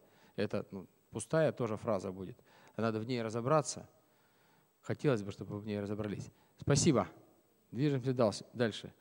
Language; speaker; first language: Russian; native; Russian